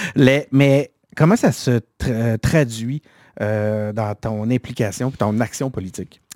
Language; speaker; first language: French; native; French